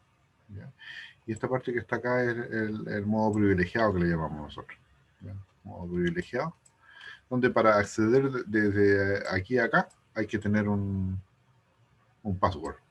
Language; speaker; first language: Spanish; native; Spanish